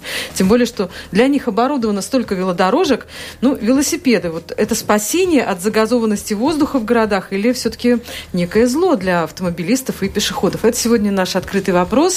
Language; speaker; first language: Russian; native; Russian